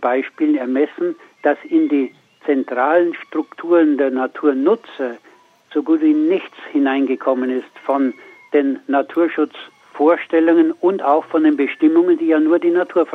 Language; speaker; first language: German; native; German